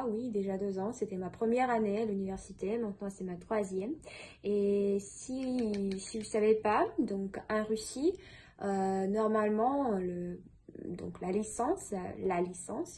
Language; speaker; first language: French; non-native, fluent; Russian